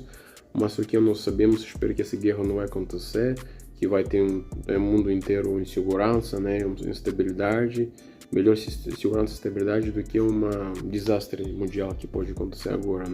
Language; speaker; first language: Portuguese; non-native, learner; Russian